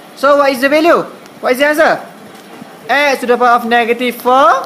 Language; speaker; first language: English; non-native, local second language; Malay